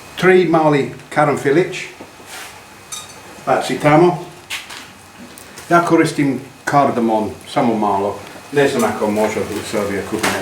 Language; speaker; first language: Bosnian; non-native, learner; English